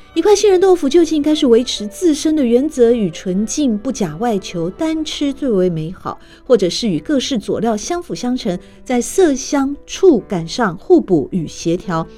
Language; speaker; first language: Chinese; native; Chinese